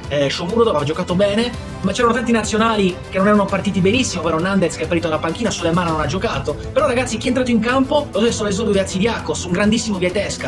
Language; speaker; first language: Italian; native; Italian